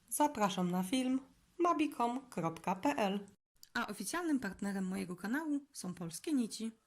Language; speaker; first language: Polish; native; Polish